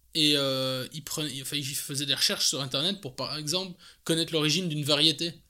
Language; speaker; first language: French; native; French